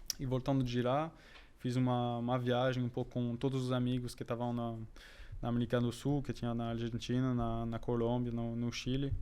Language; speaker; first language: Portuguese; non-native, fluent; French